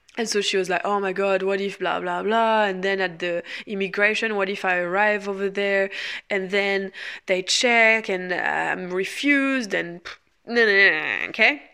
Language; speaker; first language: English; non-native, fluent; French